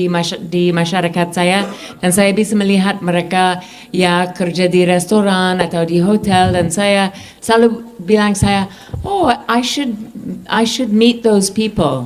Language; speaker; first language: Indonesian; non-native, fluent; English